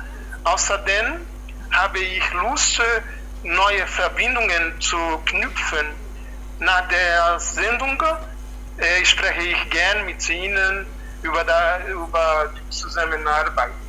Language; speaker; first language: German; non-native, fluent; Portuguese